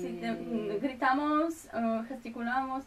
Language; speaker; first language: Spanish; non-native, fluent; Polish